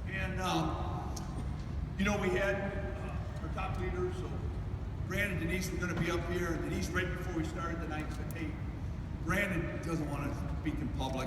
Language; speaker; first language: English; native; English